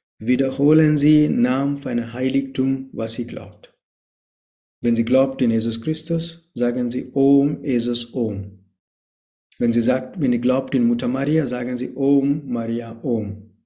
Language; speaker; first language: German; non-native, fluent; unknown